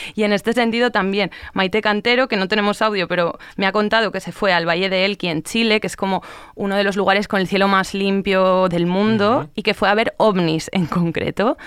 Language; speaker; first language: Spanish; native; Spanish